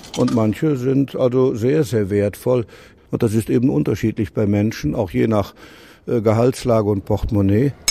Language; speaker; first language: German; native; German